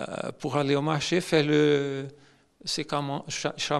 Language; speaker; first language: French; non-native, fluent; Portuguese